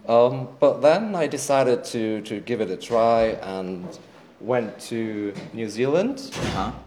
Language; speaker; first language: English; non-native, fluent; German